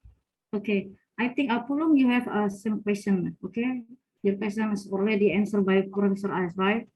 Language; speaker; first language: English; non-native, fluent; Indonesian